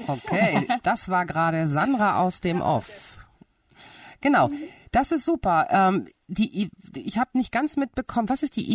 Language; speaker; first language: German; native; German